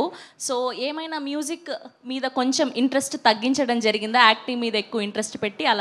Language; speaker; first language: Telugu; native; Telugu